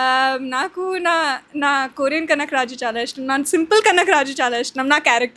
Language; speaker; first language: Telugu; non-native, learner; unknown